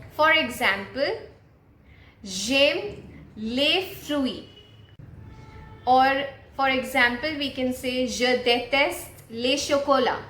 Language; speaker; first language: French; non-native, fluent; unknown